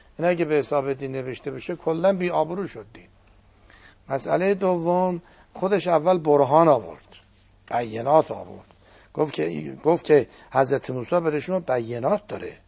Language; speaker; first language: Persian; non-native, local second language; Azerbaijani